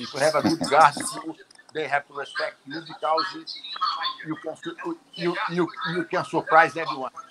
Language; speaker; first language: English; non-native, learner; Portuguese